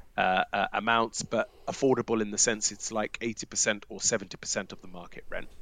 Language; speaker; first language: English; native; English